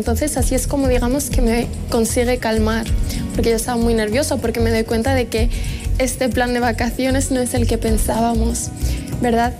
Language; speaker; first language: Spanish; early bilingual, other home language; Arabic